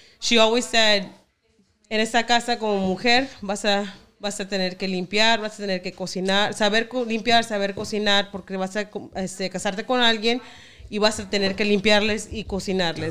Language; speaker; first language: Spanish; early bilingual, heritage; Spanish